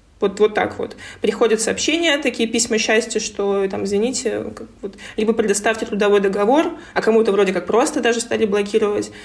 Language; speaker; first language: Russian; native; Russian